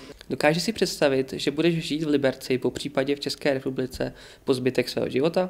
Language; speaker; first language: Czech; native; Czech